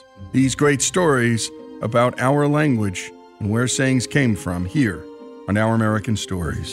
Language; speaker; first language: English; native; English